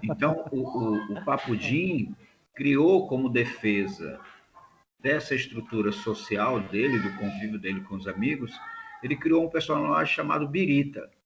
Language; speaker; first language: Portuguese; native; Portuguese